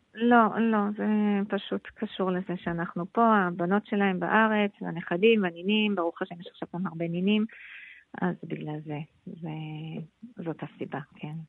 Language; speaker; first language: Hebrew; non-native, fluent; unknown